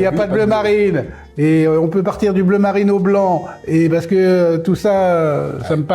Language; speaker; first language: French; native; French